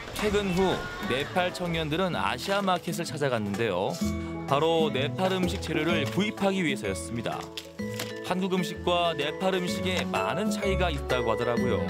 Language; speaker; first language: Korean; native; Korean